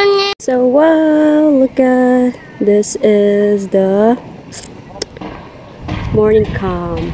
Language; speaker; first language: English; non-native, local second language; Filipino